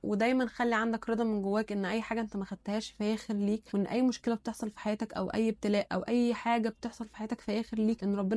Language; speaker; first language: Arabic; native; Arabic